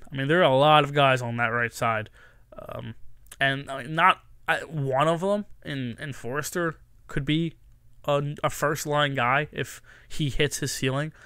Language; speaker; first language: English; native; English